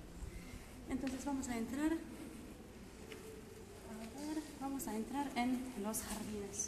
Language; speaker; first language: Spanish; non-native, fluent; Polish